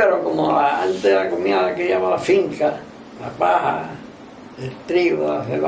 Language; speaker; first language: Spanish; native; Spanish